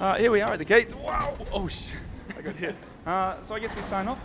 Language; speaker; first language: English; native; English